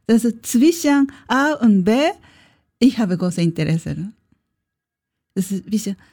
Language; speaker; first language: German; non-native, learner; Japanese